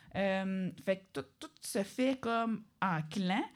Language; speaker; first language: French; native; French